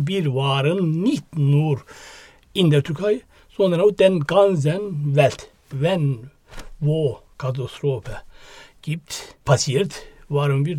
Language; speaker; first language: German; non-native, learner; Turkish